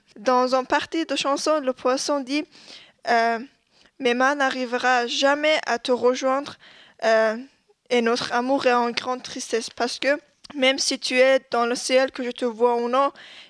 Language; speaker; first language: French; non-native, learner; Persian